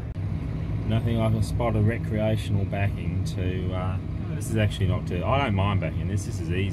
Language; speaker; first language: English; native; English